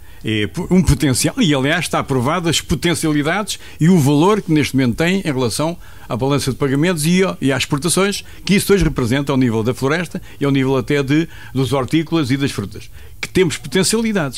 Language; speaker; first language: Portuguese; native; Portuguese